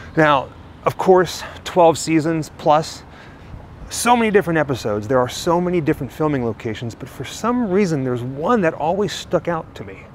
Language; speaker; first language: English; native; English